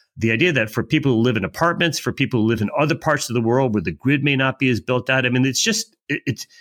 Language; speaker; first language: English; native; English